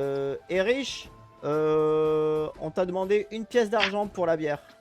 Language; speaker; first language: French; native; French